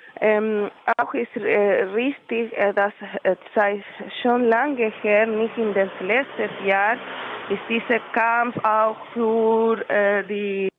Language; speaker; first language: German; non-native, learner; Spanish